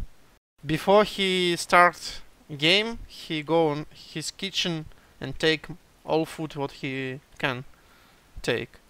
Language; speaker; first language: English; non-native, learner; Russian